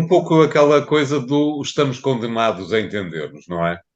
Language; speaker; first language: Portuguese; native; Portuguese